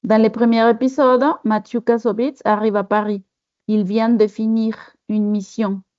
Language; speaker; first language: French; non-native, fluent; Spanish